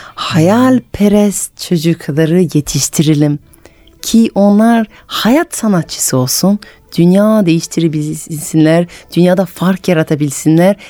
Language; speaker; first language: Turkish; non-native, fluent; French